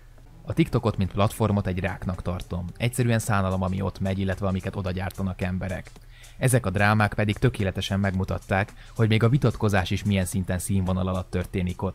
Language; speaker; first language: Hungarian; native; Hungarian